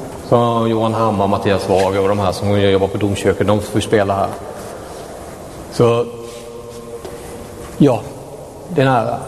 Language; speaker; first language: Swedish; native; Swedish